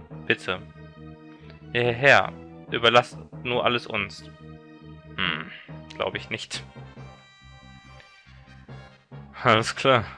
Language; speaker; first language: German; native; German